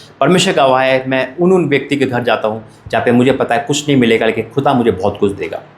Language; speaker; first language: Hindi; native; Hindi